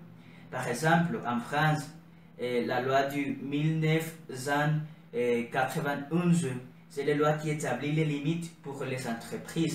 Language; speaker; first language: French; non-native, learner; Spanish